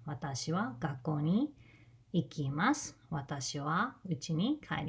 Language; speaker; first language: Japanese; non-native, fluent; English